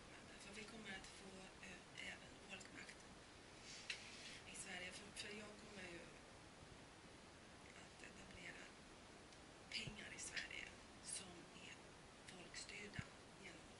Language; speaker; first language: Swedish; non-native, fluent; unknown